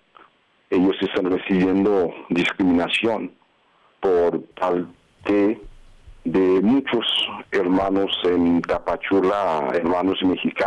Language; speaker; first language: Spanish; non-native, fluent; Haitian Creole